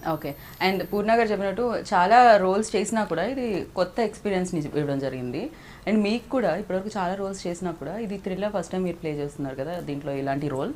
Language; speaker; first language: Telugu; native; Telugu